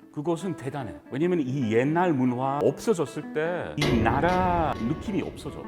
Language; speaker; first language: Korean; non-native, learner; English